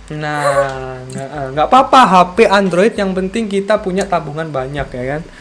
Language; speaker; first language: Indonesian; native; Indonesian